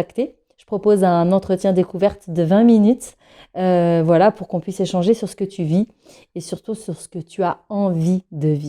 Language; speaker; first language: French; native; French